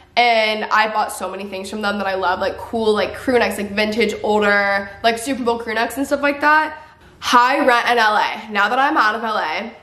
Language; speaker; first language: English; native; English